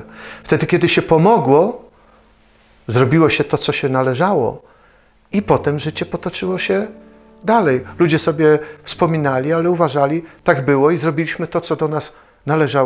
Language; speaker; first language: Polish; native; Polish